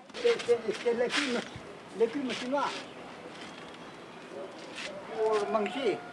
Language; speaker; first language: French; non-native, learner; Chinese